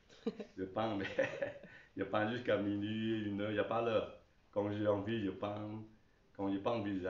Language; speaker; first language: French; non-native, learner; Chinese